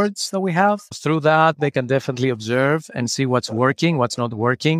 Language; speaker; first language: English; non-native, fluent; Greek